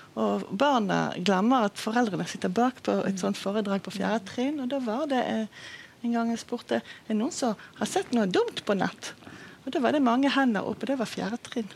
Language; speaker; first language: Norwegian; non-native, fluent; Hebrew